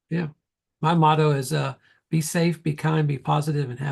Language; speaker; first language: English; native; English